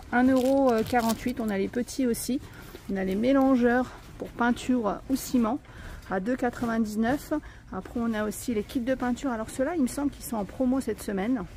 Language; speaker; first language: French; native; French